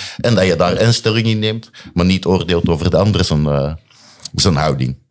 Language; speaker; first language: Dutch; native; Dutch